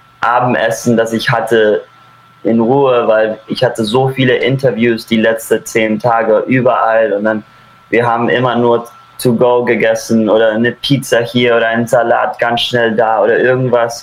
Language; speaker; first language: German; early bilingual, heritage; German